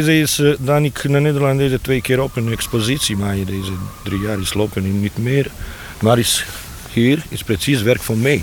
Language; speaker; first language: Dutch; non-native, learner; Bosnian